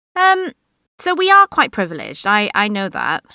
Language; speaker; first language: English; native; English